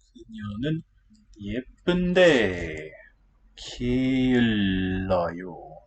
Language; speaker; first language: Korean; non-native, learner; English